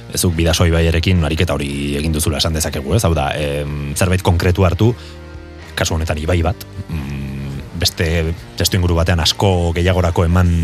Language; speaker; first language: Basque; native; Basque